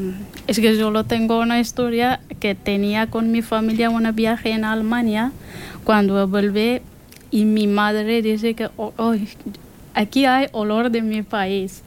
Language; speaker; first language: Spanish; non-native, learner; Persian